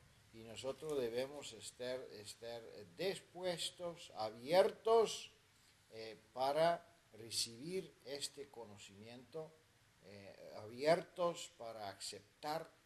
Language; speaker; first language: Spanish; non-native, fluent; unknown